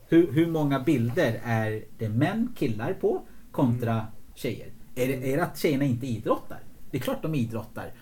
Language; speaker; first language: Swedish; early bilingual, other home language; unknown